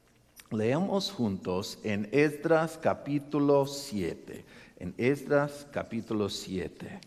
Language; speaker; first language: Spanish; non-native, learner; English